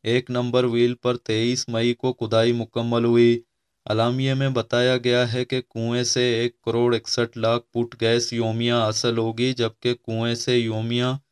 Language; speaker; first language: Urdu; non-native, local second language; Baluchi